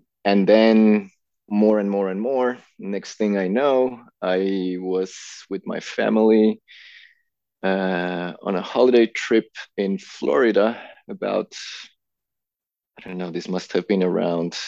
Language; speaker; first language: English; non-native, fluent; Spanish